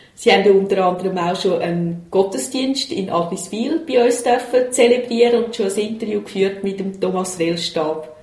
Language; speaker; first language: German; native; German